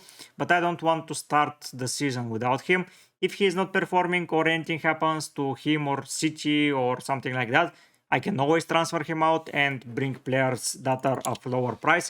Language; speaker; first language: English; non-native, fluent; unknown